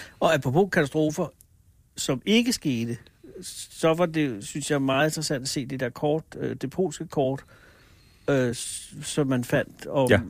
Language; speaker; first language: Danish; native; Danish